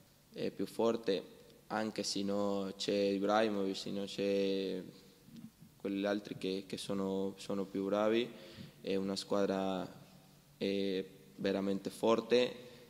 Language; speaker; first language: Italian; non-native, learner; Spanish